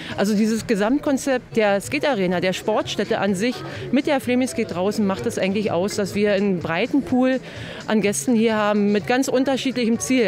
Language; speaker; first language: German; native; German